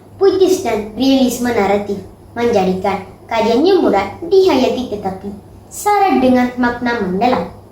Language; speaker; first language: Malay; non-native, local second language; Tamil